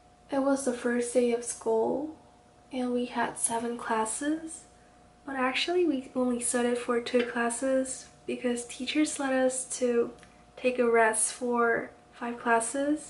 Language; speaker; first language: English; non-native, learner; Korean